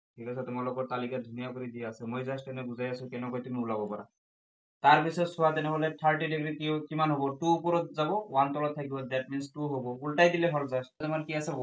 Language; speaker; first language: Assamese; non-native, local second language; Bangla